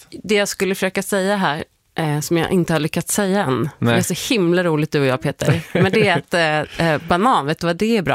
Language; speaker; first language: Swedish; native; Swedish